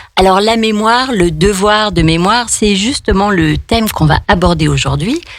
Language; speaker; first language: French; native; French